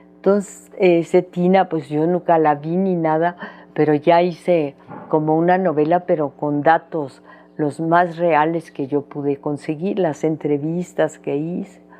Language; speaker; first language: Spanish; early bilingual, other home language; French